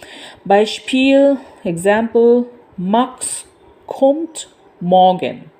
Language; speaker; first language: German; non-native, learner; Bangla